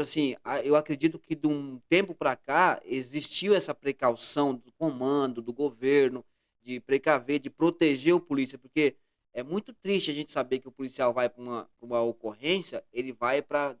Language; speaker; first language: Portuguese; native; Portuguese